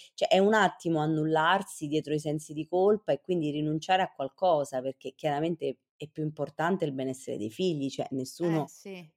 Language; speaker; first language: Italian; native; Italian